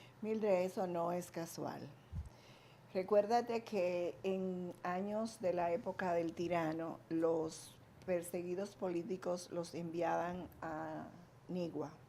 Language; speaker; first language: Spanish; native; Spanish